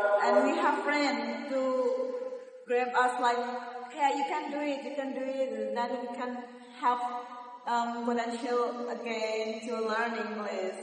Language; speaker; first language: English; non-native, learner; Indonesian